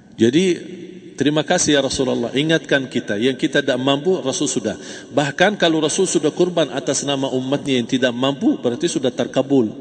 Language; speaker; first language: Malay; non-native, fluent; Arabic